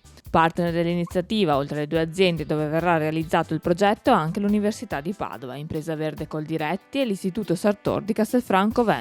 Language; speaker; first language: Italian; native; Italian